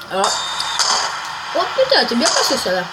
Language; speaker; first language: French; native; French